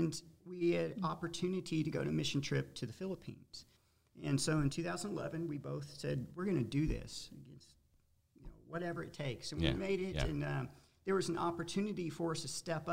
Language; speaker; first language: English; native; English